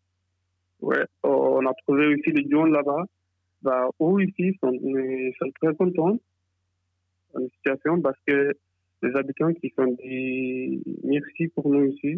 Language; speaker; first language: French; non-native, learner; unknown